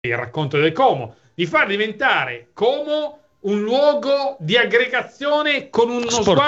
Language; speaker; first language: Italian; native; Italian